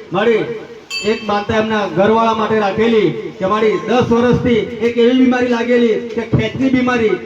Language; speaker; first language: Gujarati; native; Gujarati